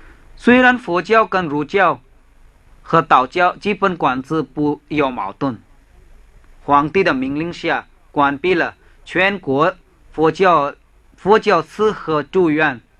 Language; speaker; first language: Chinese; non-native, fluent; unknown